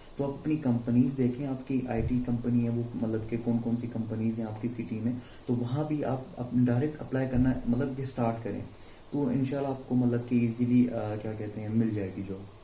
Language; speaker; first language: Urdu; non-native, local second language; Sindhi